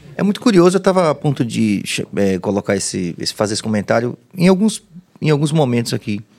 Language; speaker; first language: Portuguese; non-native, fluent; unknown